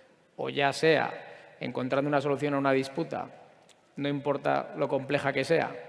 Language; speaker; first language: Spanish; native; Spanish